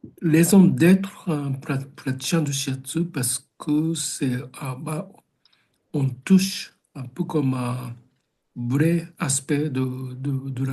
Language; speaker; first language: French; non-native, learner; Japanese